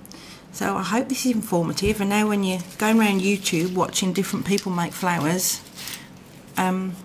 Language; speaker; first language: English; native; English